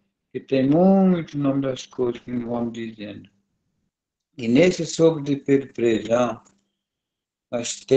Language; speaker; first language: Portuguese; non-native, local second language; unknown